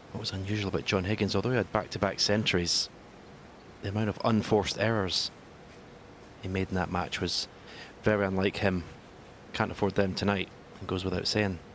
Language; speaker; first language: English; native; English